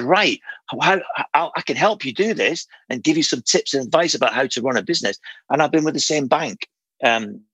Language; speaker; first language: English; native; English